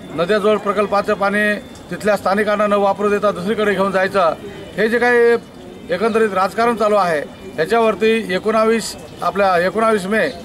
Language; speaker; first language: Marathi; non-native, local second language; Kukna